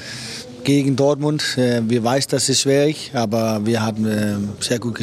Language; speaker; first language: German; non-native, learner; Danish